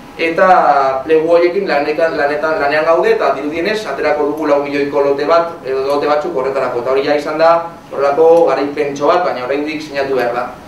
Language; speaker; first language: Basque; non-native, local second language; Spanish